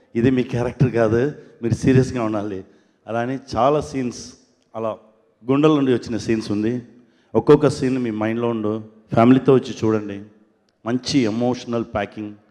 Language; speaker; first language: Telugu; non-native, learner; Tamil